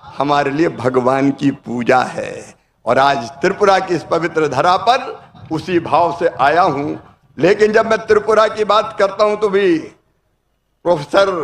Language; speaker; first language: Hindi; native; Hindi